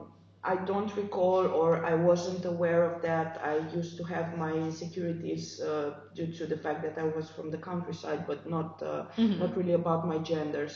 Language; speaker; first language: English; non-native, fluent; Romanian